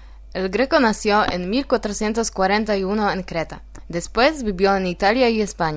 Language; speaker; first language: Spanish; non-native, learner; Polish